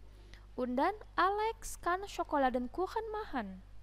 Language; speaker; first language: German; non-native, learner; Indonesian